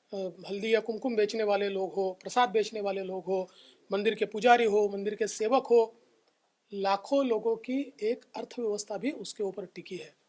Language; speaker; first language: Hindi; non-native, local second language; Marathi